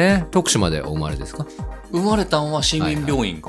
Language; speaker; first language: Japanese; native; Japanese